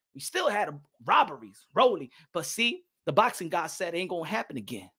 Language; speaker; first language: English; native; English